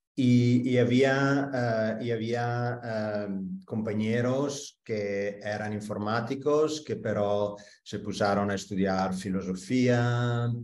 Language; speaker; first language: Spanish; non-native, fluent; Italian